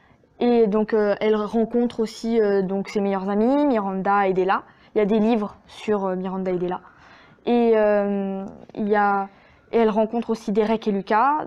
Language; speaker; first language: French; native; French